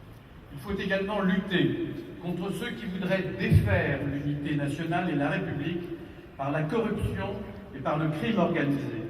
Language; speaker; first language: French; native; French